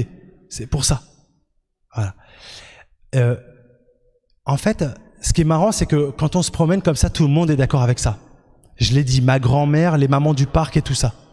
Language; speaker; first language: French; native; French